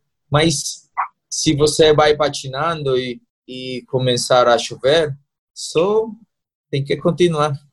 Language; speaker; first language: Portuguese; non-native, learner; Spanish